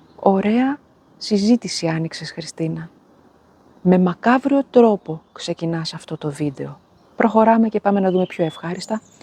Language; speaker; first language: Greek; native; Greek